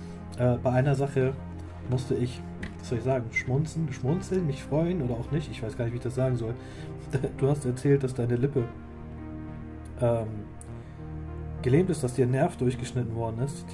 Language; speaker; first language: German; native; German